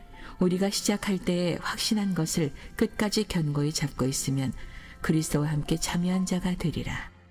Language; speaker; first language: Korean; native; Korean